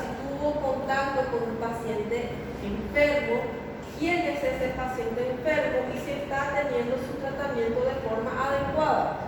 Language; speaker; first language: Spanish; native; Spanish